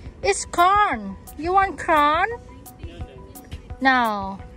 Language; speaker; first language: English; non-native, learner; Indonesian